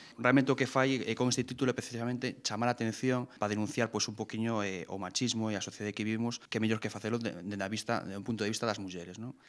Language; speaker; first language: Galician; non-native, local second language; Spanish